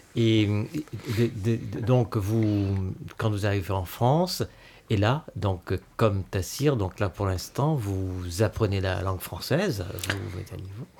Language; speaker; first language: French; native; French